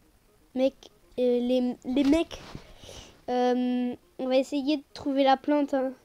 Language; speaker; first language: French; native; French